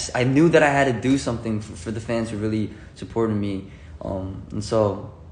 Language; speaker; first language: English; early bilingual, other home language; Korean